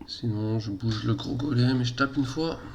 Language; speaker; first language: French; native; French